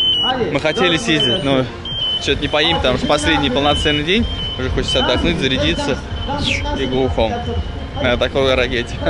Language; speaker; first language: Russian; native; Russian